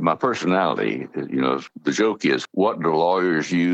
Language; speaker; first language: English; native; English